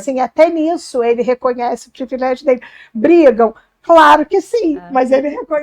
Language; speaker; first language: Portuguese; native; Portuguese